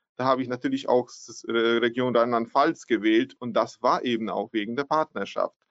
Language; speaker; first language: German; non-native, fluent; Polish